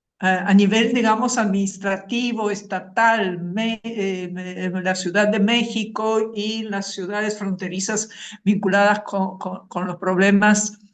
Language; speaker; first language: Spanish; non-native, fluent; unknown